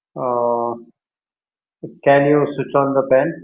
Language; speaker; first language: English; non-native, learner; Hindi